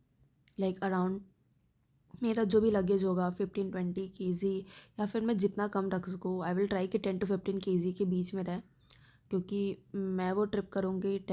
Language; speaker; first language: Hindi; native; Hindi